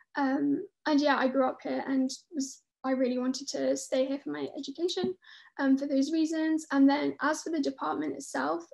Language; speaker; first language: English; native; English